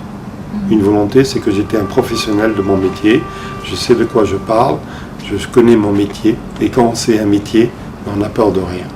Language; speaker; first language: French; non-native, local second language; Arabic